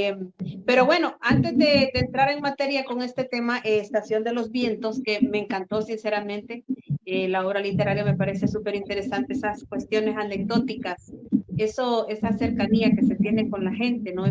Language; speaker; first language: Spanish; native; Spanish